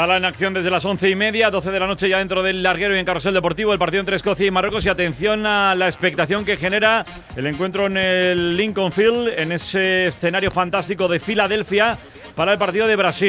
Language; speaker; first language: Spanish; native; Spanish